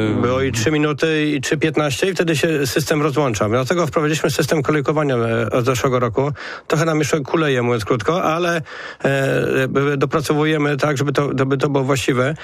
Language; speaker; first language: Polish; native; Polish